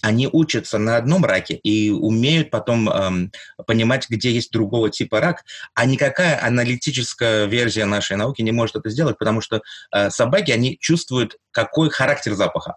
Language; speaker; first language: Russian; early bilingual, heritage; Russian